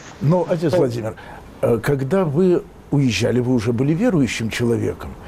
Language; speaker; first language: Russian; native; Russian